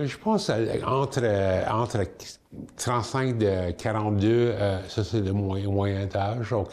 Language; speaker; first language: French; non-native, local second language; English